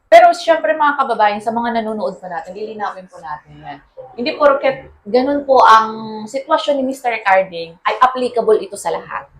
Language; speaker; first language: Filipino; native; Filipino